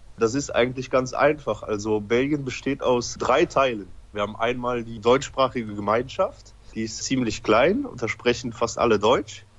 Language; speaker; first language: German; early bilingual, other home language; Polish